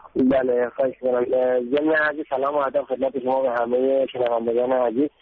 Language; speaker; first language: Persian; non-native, local second language; Azerbaijani